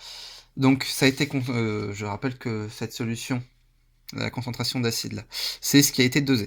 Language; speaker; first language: French; native; French